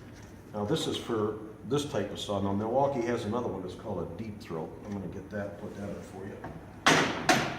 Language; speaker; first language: English; native; English